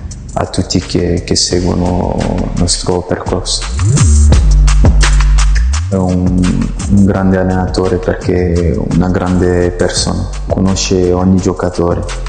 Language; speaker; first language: Italian; non-native, fluent; French